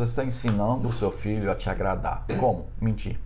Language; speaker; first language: Portuguese; non-native, fluent; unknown